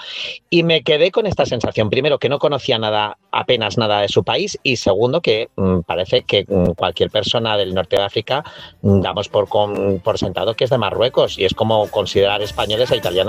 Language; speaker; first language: Spanish; native; Spanish